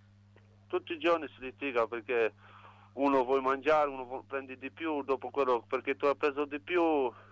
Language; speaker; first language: Italian; non-native, learner; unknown